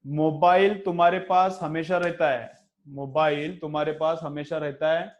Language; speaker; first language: Hindi; non-native, local second language; Marathi